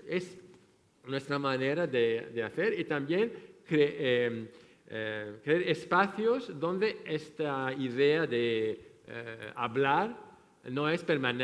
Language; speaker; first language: Spanish; non-native, fluent; French